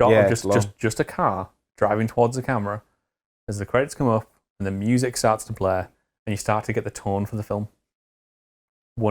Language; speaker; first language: English; native; English